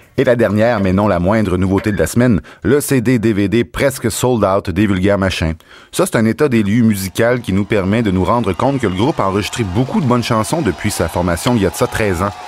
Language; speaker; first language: French; native; French